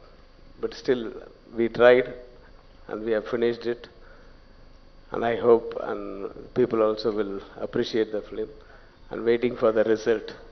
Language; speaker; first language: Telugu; non-native, learner; Tamil